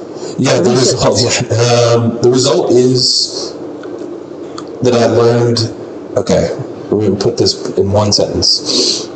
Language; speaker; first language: English; non-native, fluent; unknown